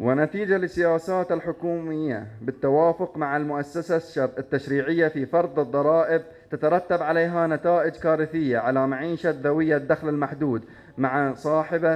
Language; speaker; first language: Arabic; native; Arabic